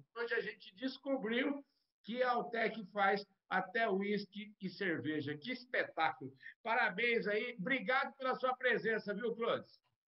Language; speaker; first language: Portuguese; native; Portuguese